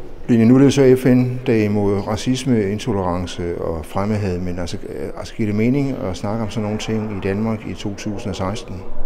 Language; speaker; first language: Danish; native; Danish